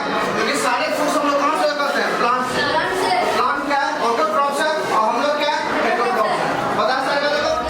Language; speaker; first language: Hindi; native; Hindi